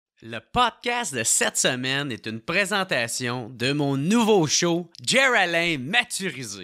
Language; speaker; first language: French; native; French